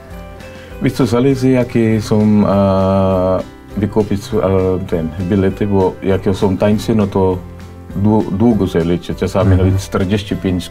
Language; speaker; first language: Polish; non-native, fluent; Cebuano